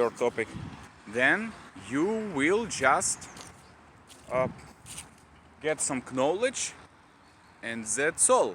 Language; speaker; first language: English; non-native, learner; Russian